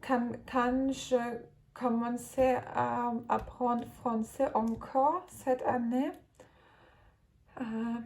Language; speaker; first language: French; non-native, learner; Turkish